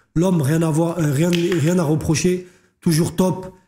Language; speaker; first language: French; native; French